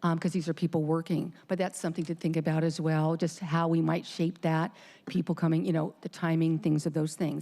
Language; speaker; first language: English; native; English